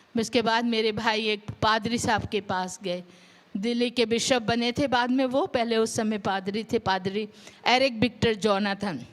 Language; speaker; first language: Hindi; non-native, local second language; Punjabi